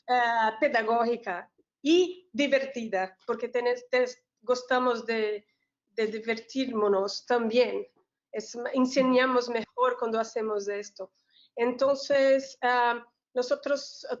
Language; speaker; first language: Spanish; non-native, learner; Portuguese